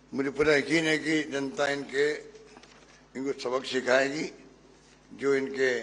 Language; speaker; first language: Hindi; native; Hindi